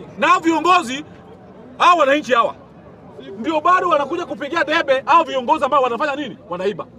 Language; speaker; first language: Swahili; native; Swahili